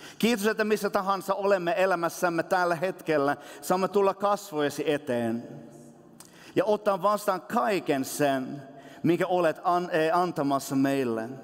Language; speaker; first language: Finnish; non-native, local second language; Swedish